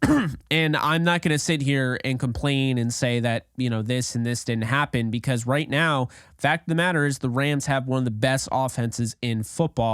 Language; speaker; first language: English; native; English